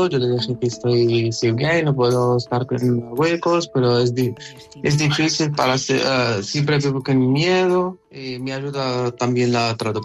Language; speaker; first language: Spanish; non-native, learner; Arabic